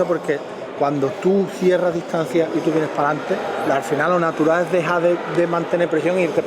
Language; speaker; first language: Spanish; native; Spanish